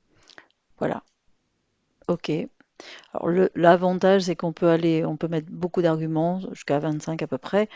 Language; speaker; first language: French; native; French